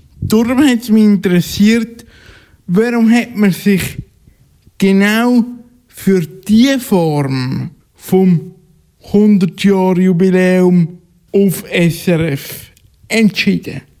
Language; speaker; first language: German; native; German